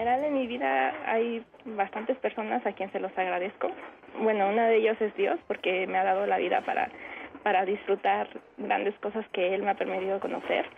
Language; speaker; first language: Spanish; native; Spanish